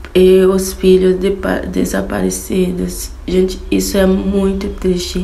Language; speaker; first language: Portuguese; non-native, fluent; Haitian Creole